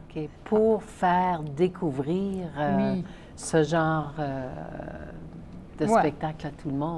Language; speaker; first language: French; native; French